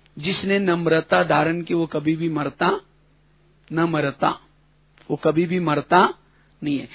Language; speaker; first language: Hindi; non-native, local second language; Marathi